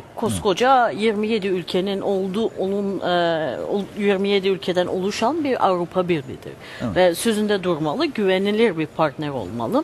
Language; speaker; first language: Turkish; early bilingual, heritage; Turkish